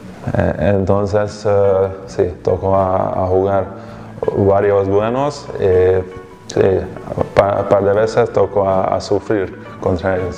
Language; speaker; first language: Spanish; non-native, fluent; Hungarian